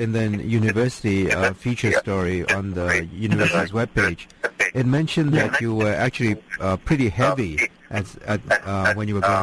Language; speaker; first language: English; non-native, local second language; Cantonese